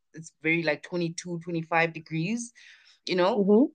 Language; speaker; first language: English; non-native, local second language; Zulu